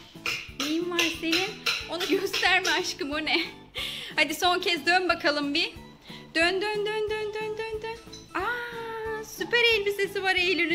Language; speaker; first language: Turkish; native; Turkish